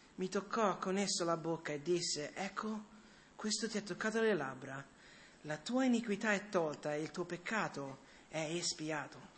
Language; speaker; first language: Italian; early bilingual, other home language; English